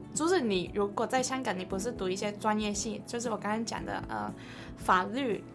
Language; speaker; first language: Chinese; non-native, local second language; Cantonese